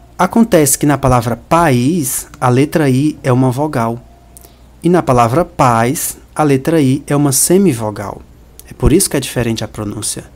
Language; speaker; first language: Portuguese; native; Portuguese